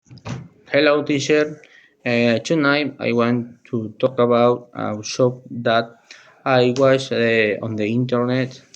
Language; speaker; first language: English; non-native, learner; Spanish